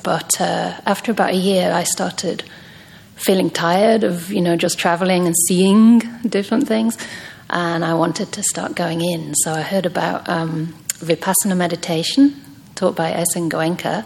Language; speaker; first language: English; native; English